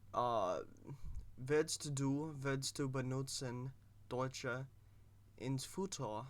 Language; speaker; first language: German; non-native, learner; English